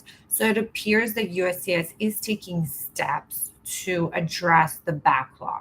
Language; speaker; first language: English; native; English